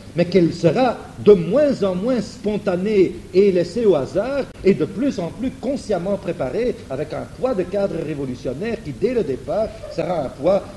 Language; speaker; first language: French; non-native, fluent; German